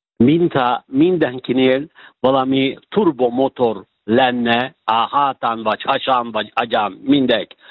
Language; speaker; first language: Hungarian; non-native, fluent; Turkish